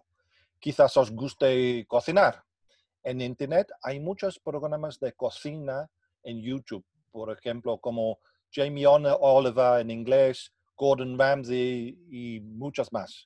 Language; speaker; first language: Spanish; non-native, fluent; English